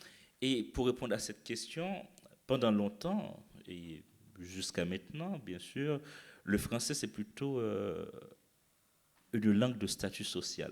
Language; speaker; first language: French; non-native, local second language; Haitian Creole